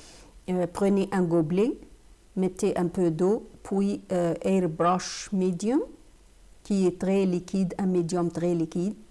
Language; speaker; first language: French; non-native, fluent; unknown